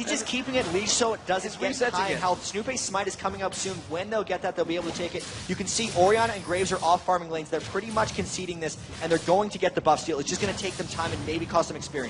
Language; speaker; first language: English; native; English